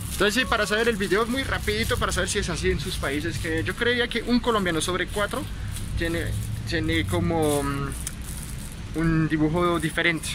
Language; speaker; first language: Spanish; non-native, fluent; French